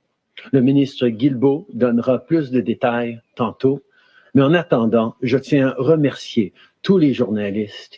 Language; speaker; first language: French; native; French